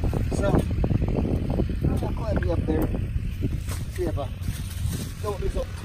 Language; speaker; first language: English; native; English